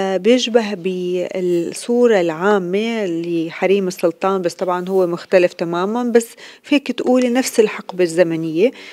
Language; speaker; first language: Arabic; native; Arabic